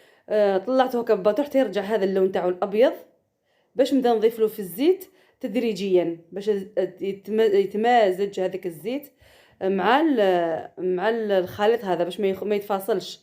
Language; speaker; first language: Arabic; native; Arabic